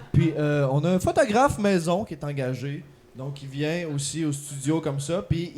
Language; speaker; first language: French; native; French